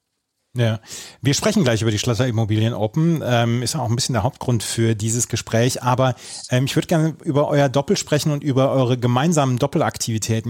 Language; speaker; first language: German; native; German